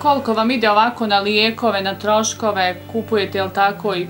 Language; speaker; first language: Serbian; native; Serbian